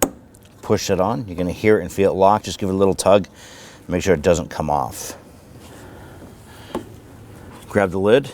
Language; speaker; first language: English; native; English